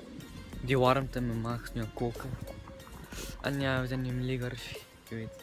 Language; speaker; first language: Dutch; early bilingual, heritage; Turkish